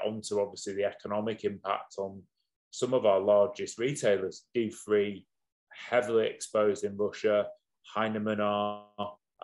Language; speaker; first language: English; native; English